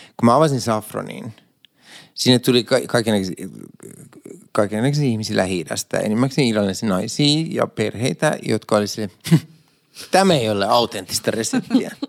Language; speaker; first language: Finnish; early bilingual, other home language; Persian